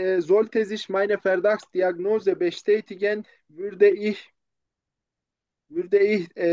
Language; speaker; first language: German; non-native, learner; Turkish